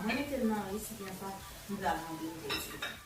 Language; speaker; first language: French; non-native, learner; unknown